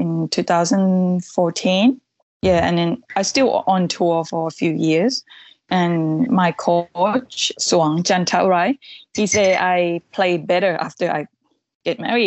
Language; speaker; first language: English; non-native, fluent; Thai